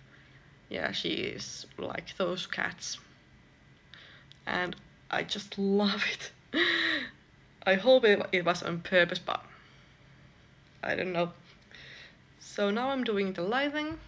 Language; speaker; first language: English; non-native, fluent; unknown